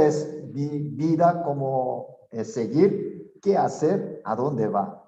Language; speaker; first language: Spanish; non-native, learner; Korean